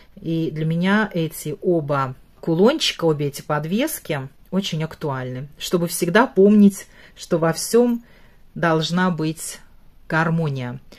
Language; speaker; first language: Russian; native; Russian